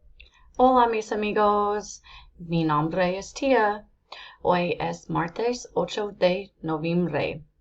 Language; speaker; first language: Spanish; non-native, learner; English